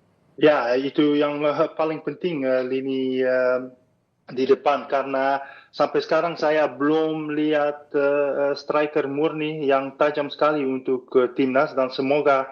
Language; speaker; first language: Indonesian; non-native, fluent; Dutch